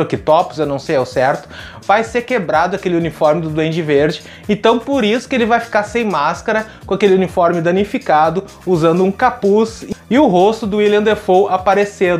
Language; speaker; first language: Portuguese; native; Portuguese